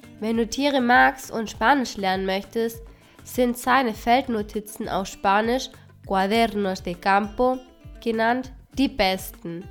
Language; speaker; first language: German; non-native, fluent; Spanish